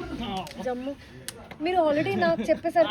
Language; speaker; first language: Telugu; non-native, fluent; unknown